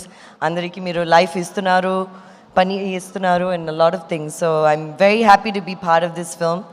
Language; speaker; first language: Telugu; non-native, learner; Malayalam